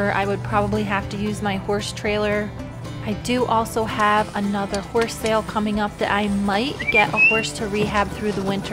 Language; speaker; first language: English; native; English